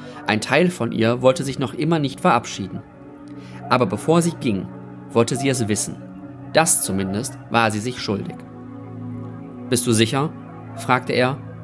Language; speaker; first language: German; native; German